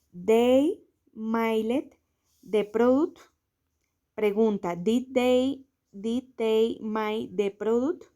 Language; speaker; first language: English; non-native, learner; Spanish